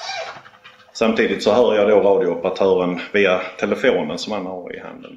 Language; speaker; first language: Swedish; native; Swedish